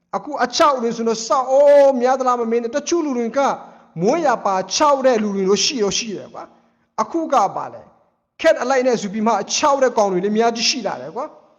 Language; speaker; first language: Burmese; non-native, local second language; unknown